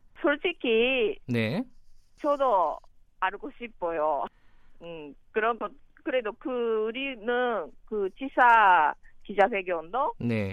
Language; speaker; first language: Korean; non-native, learner; Japanese